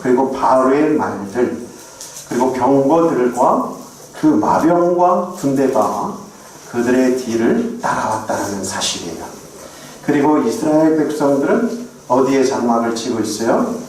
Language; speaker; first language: Korean; native; Korean